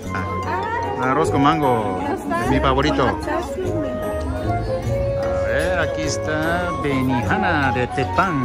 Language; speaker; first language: Spanish; non-native, learner; Japanese